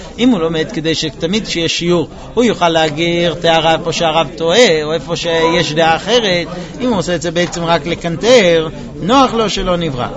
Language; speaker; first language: Hebrew; non-native, fluent; English